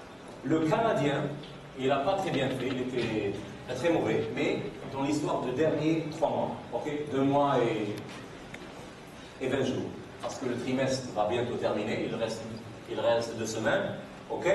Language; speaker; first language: French; non-native, fluent; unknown